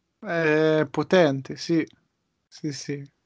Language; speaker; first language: Italian; native; Italian